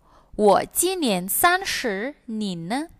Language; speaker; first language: Chinese; non-native, fluent; Indonesian